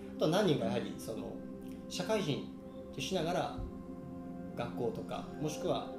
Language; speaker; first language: Japanese; native; Japanese